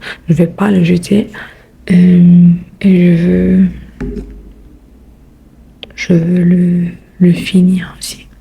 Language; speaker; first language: French; non-native, learner; Spanish